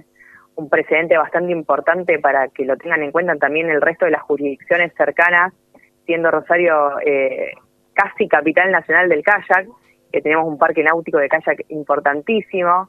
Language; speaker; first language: Spanish; native; Spanish